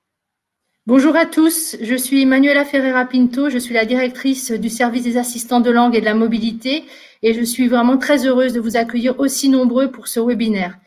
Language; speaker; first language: French; native; French